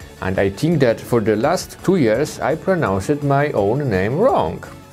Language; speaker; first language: English; non-native, fluent; Polish